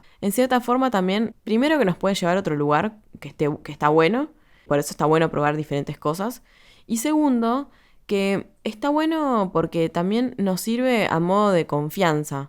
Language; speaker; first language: Spanish; native; Spanish